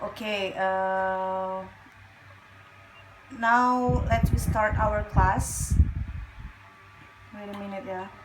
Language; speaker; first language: English; non-native, learner; Indonesian